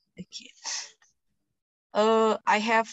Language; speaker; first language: English; non-native, learner; Indonesian